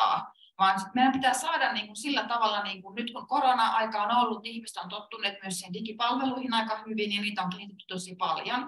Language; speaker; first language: Finnish; native; Finnish